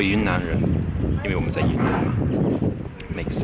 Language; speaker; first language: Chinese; non-native, fluent; English